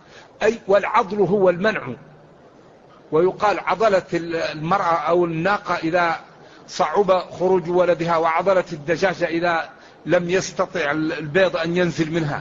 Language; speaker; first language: Arabic; native; Arabic